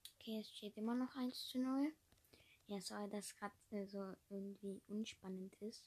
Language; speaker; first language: German; native; German